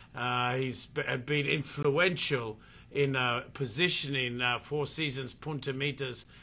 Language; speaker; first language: English; native; English